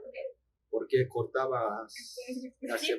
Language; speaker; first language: Spanish; non-native, fluent; Japanese